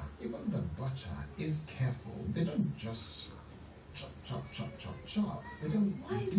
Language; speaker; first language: English; non-native, local second language; Yoruba